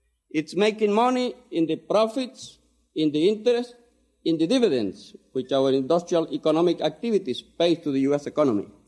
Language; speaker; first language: English; non-native, fluent; Spanish